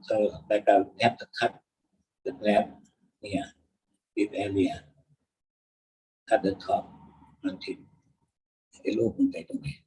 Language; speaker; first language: English; non-native, learner; Thai